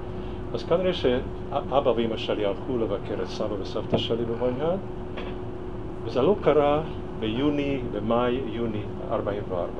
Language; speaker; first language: Hebrew; non-native, fluent; Hungarian